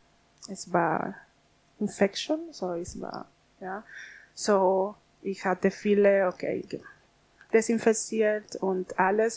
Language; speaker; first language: German; non-native, learner; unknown